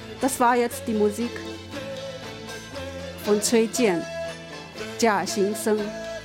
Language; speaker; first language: German; non-native, fluent; Chinese